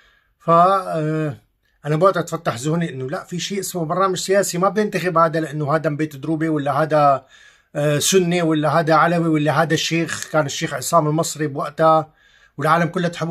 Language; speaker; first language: Arabic; native; Arabic